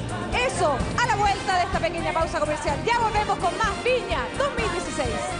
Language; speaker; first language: Spanish; native; Spanish